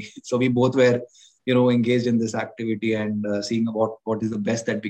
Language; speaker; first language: English; non-native, local second language; Hindi